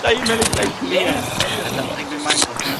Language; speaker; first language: Hebrew; native; Hebrew